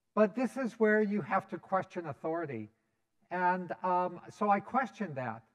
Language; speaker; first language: English; native; English